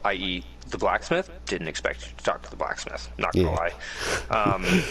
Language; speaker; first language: English; native; English